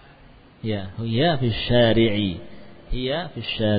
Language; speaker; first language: Arabic; non-native, fluent; Indonesian